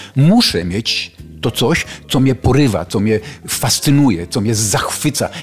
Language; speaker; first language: Polish; native; Polish